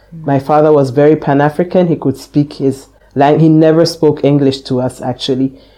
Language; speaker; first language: English; native; English